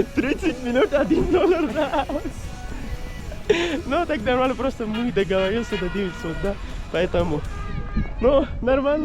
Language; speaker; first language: Russian; non-native, learner; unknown